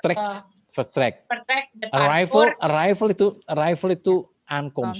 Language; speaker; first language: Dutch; non-native, fluent; Indonesian